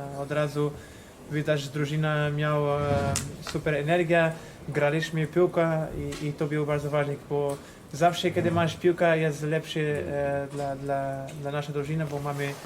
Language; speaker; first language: Polish; non-native, fluent; Portuguese